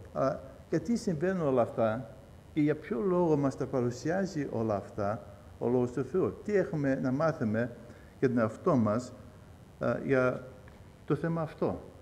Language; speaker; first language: Greek; early bilingual, heritage; Greek